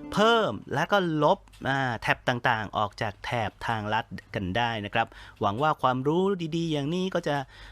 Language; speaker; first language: Thai; native; Thai